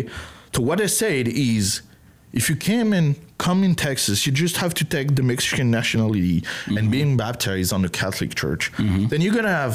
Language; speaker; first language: English; non-native, learner; French